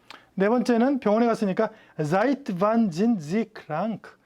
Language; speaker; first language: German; non-native, fluent; Korean